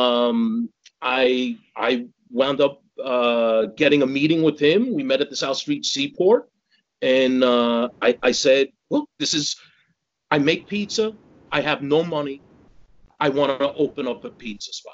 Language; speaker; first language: English; native; English